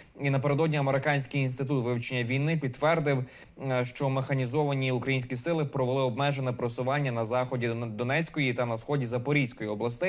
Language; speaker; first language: Ukrainian; native; Ukrainian